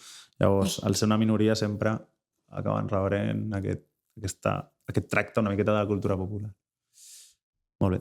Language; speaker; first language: Catalan; native; Catalan